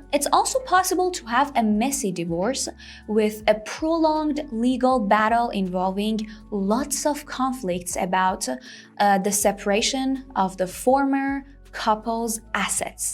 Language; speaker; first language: English; non-native, fluent; Persian